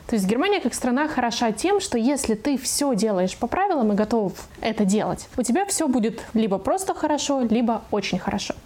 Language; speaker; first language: Russian; native; Russian